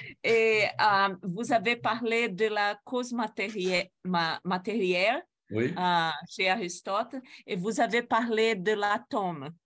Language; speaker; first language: French; non-native, fluent; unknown